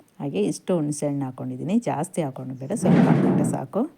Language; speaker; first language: Kannada; native; Kannada